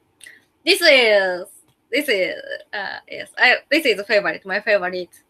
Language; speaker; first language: English; non-native, learner; Japanese